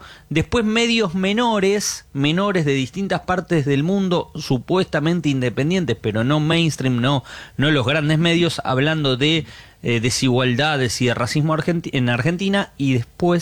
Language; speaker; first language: Spanish; native; Spanish